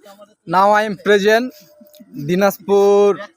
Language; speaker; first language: English; non-native, learner; Bangla